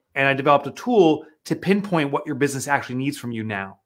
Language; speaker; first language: English; native; English